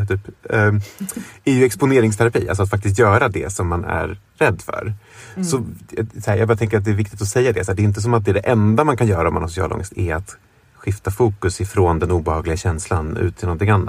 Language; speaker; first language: Swedish; native; Swedish